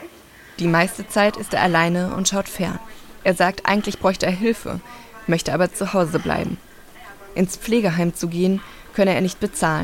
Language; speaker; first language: German; native; German